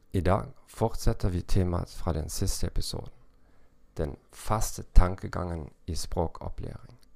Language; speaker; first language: Norwegian; non-native, learner; German